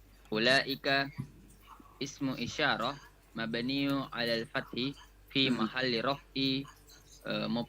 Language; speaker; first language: Arabic; non-native, learner; Indonesian